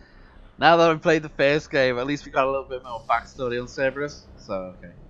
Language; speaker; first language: English; native; English